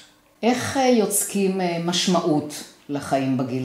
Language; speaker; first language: Hebrew; native; Hebrew